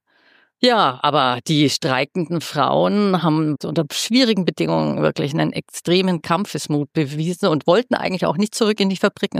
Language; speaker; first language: German; native; German